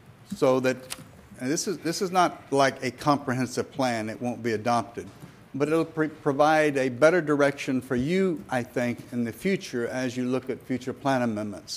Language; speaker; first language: English; native; English